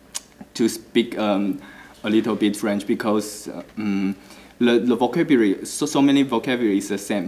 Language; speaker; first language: English; non-native, learner; Chinese